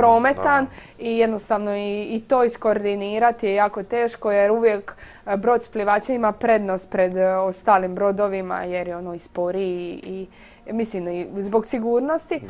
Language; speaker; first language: Croatian; native; Croatian